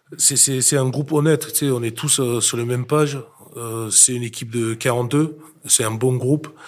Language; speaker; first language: French; non-native, fluent; English